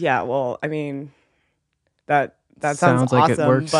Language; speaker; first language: English; early bilingual, other home language; Vietnamese